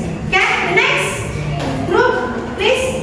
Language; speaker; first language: English; non-native, learner; Indonesian